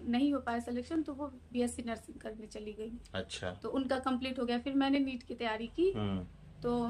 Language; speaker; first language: Hindi; native; Hindi